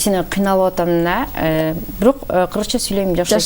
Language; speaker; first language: Kyrgyz; early bilingual, heritage; Kyrgyz